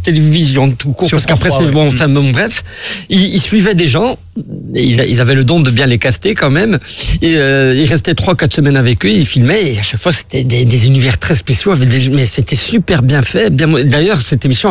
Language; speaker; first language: French; native; French